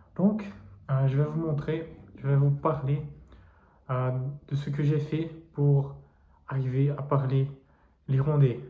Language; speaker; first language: French; non-native, fluent; Portuguese